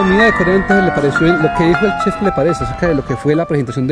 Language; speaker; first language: Spanish; native; Spanish